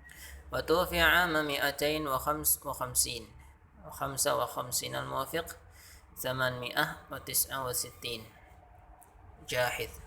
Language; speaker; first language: Arabic; non-native, fluent; Indonesian